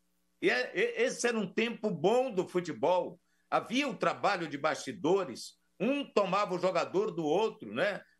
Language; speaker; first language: Portuguese; native; Portuguese